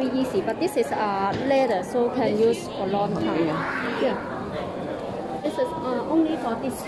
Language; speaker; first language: English; non-native, learner; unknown